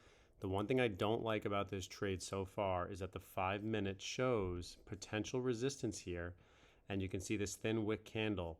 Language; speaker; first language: English; native; English